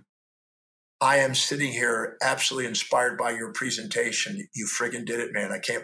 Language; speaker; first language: English; native; English